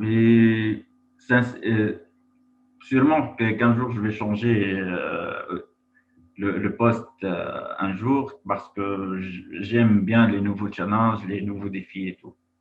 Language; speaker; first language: French; non-native, local second language; Arabic